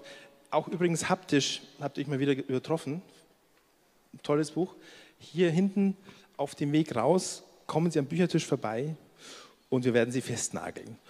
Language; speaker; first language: German; native; German